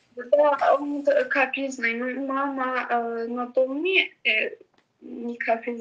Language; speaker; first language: Russian; non-native, learner; Azerbaijani